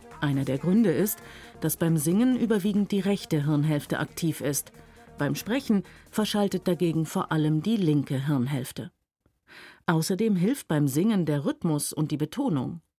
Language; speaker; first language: German; native; German